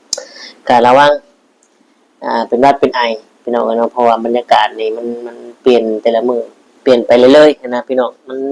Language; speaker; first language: Thai; non-native, local second language; Northeastern Thai